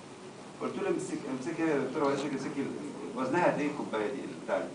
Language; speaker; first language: Arabic; native; Arabic